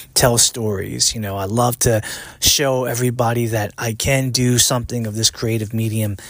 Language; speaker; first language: English; native; English